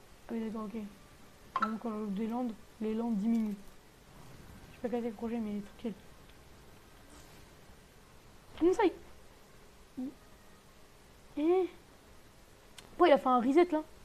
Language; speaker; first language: French; native; French